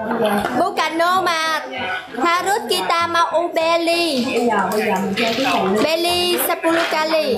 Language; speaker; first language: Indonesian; non-native, learner; Vietnamese